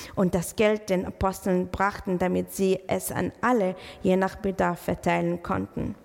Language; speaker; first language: German; non-native, fluent; Arabic